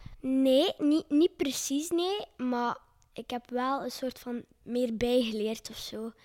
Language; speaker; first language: Dutch; native; Dutch